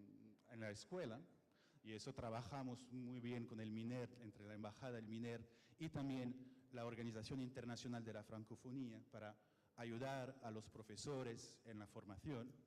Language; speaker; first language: Spanish; non-native, fluent; French